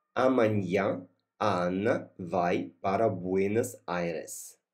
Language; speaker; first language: Portuguese; non-native, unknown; Russian